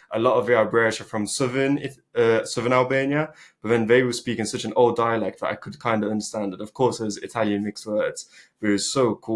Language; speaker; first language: English; early bilingual, other home language; Albanian